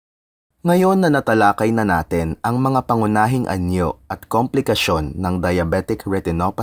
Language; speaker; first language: Filipino; native; Filipino